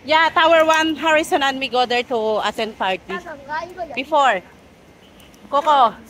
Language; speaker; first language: English; non-native, local second language; Cebuano